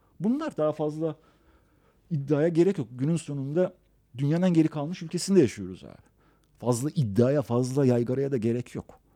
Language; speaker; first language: Turkish; early bilingual, other home language; Persian